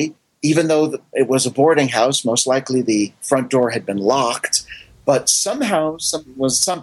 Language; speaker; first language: English; native; English